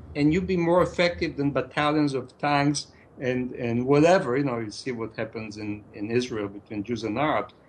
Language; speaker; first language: English; non-native, fluent; Hebrew